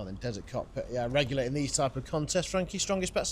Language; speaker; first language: English; native; English